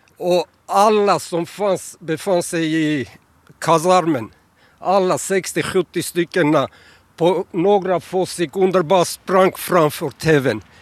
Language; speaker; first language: Swedish; non-native, fluent; Armenian